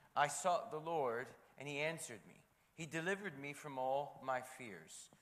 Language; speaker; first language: English; native; English